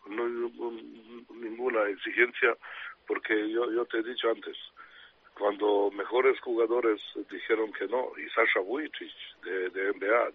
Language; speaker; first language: Spanish; non-native, fluent; Serbian